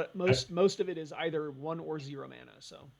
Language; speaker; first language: English; native; English